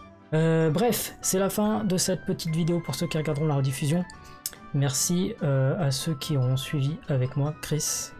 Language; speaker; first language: French; native; French